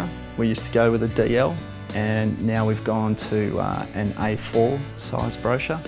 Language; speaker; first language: English; native; English